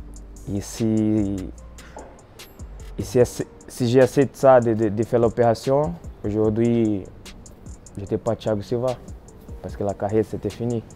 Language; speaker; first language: French; non-native, fluent; Portuguese